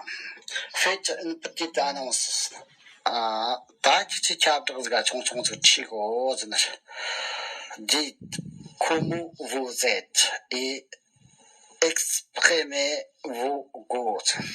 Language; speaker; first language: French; non-native, learner; Tibetan